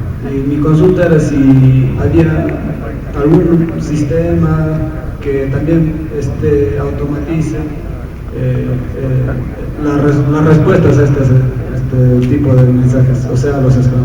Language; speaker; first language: Spanish; native; Spanish